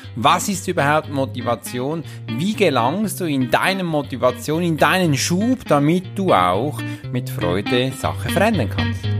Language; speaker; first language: German; native; German